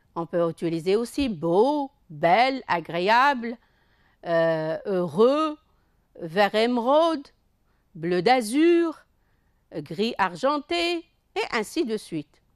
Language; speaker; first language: French; non-native, local second language; Arabic